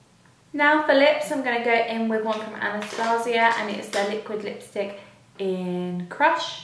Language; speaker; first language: English; native; English